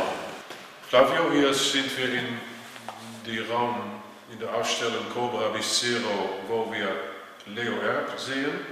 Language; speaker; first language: German; non-native, fluent; Dutch